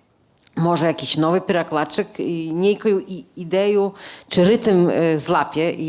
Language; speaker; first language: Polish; non-native, learner; Belarusian